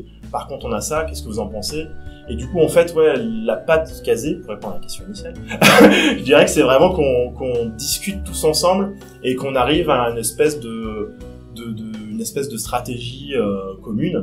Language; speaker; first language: French; native; French